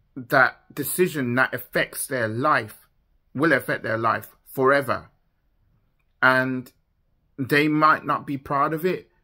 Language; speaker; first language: English; native; English